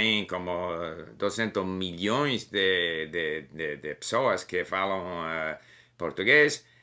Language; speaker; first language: Portuguese; non-native, learner; English